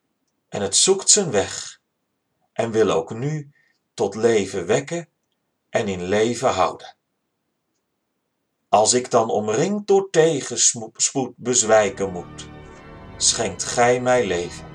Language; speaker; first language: Dutch; native; Dutch